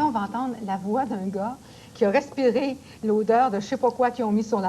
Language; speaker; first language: French; native; French